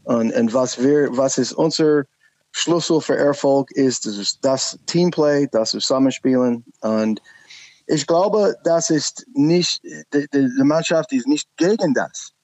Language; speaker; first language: German; non-native, learner; English